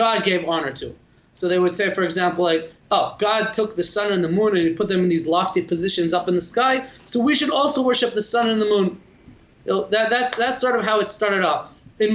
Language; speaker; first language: English; native; English